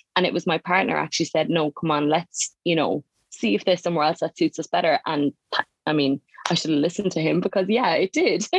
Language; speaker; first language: English; native; English